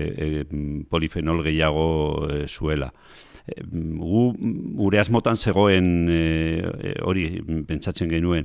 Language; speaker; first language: Basque; non-native, local second language; Spanish